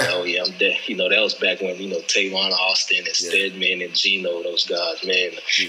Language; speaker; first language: English; native; English